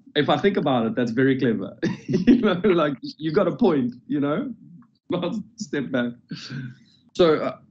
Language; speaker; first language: English; native; English